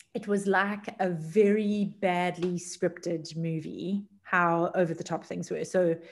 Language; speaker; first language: English; native; English